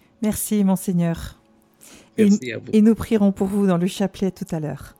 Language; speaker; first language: French; native; French